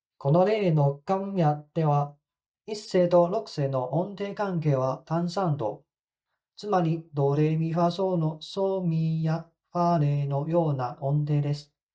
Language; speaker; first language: Japanese; non-native, fluent; Cantonese